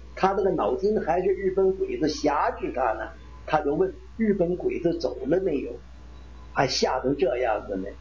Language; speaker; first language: Chinese; native; Chinese